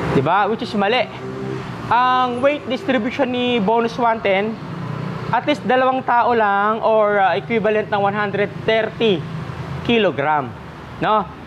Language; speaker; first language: Filipino; non-native, local second language; Pampanga